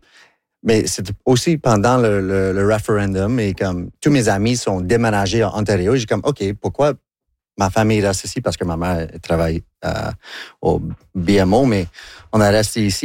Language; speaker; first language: French; non-native, local second language; English